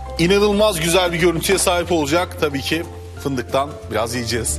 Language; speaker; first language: Turkish; native; Turkish